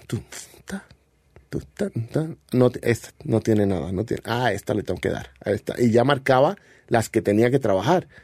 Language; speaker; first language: Spanish; native; Spanish